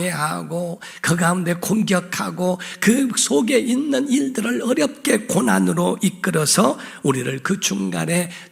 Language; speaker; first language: Korean; native; Korean